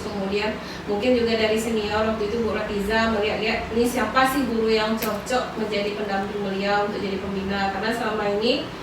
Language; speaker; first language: Indonesian; non-native, local second language; Minangkabau